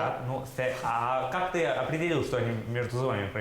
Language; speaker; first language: Russian; native; Russian